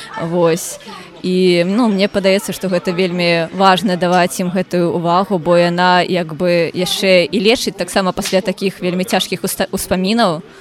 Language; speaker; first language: Belarusian; native; Belarusian